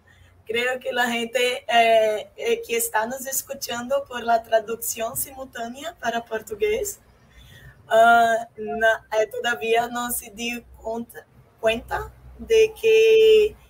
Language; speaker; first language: Spanish; non-native, fluent; Portuguese